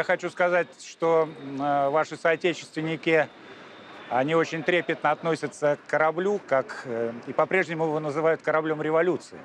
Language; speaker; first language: Russian; native; Russian